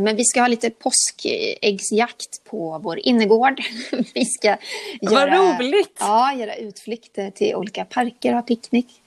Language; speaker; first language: Swedish; native; Swedish